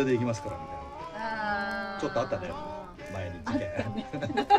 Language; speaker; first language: Japanese; native; Japanese